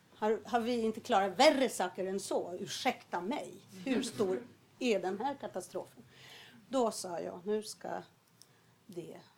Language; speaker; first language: Swedish; early bilingual, other home language; Polish